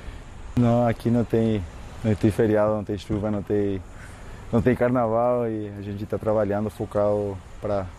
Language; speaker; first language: Portuguese; non-native, fluent; Spanish